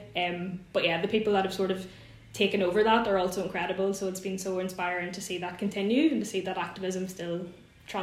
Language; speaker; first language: English; native; English